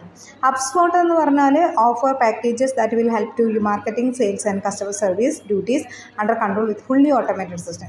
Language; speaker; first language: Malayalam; native; Malayalam